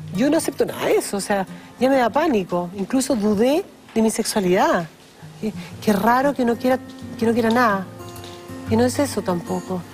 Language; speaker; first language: Spanish; native; Spanish